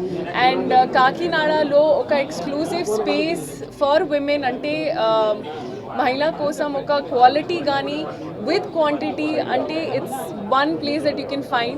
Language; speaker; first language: Telugu; non-native, learner; Hindi